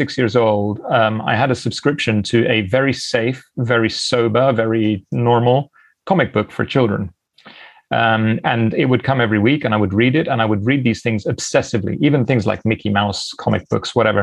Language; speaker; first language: English; native; English